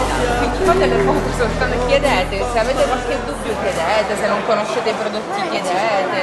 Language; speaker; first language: Italian; native; Italian